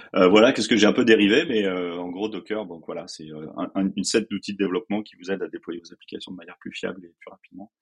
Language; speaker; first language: French; native; French